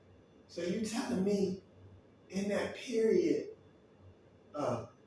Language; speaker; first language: English; native; English